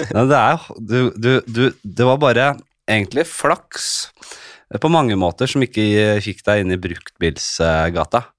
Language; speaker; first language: Norwegian; native; Norwegian